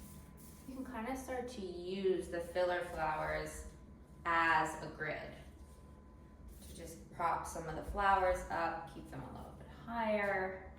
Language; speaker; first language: English; native; English